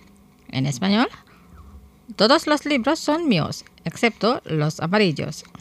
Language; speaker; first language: Spanish; non-native, fluent; Indonesian